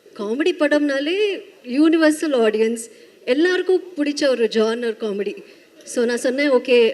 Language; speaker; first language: Tamil; non-native, learner; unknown